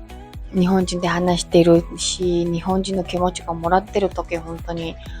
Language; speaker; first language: Japanese; non-native, learner; Mongolian